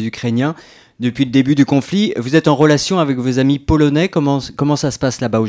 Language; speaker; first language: French; native; French